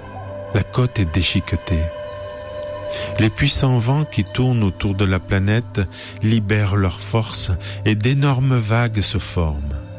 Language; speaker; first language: French; native; French